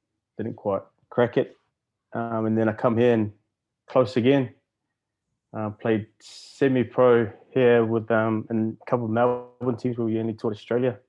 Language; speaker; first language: English; native; English